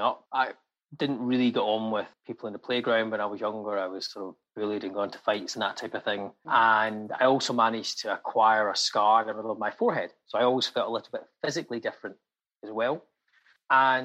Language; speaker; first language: English; native; English